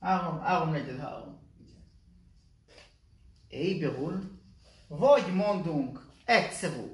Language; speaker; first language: Hungarian; non-native, learner; Hebrew